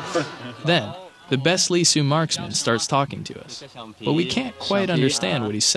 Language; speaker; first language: English; native; English